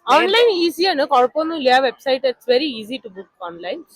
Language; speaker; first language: Malayalam; non-native, local second language; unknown